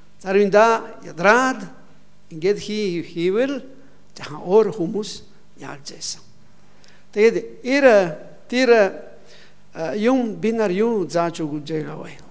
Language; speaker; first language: Mongolian; non-native, learner; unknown